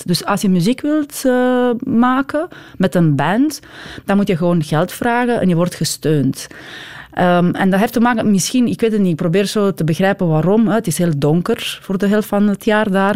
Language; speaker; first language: Dutch; non-native, fluent; Romanian